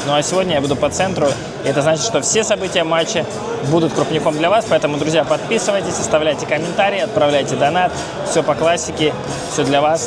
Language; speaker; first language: Russian; native; Russian